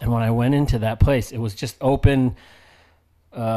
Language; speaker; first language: English; native; English